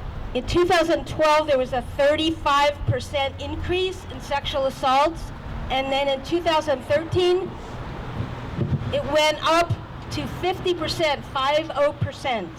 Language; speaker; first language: English; native; English